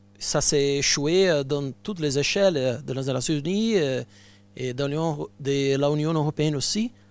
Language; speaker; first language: French; non-native, fluent; Portuguese